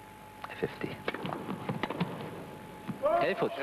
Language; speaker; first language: French; native; French